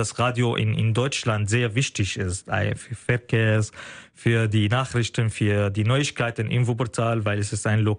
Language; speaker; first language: German; non-native, fluent; Arabic